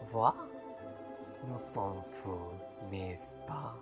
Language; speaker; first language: French; non-native, learner; Malay